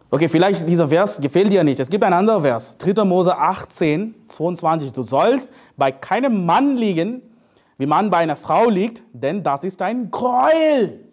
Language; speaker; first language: German; non-native, fluent; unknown